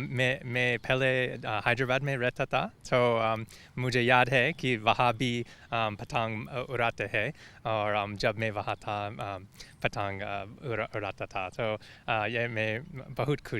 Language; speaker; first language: Hindi; non-native, learner; English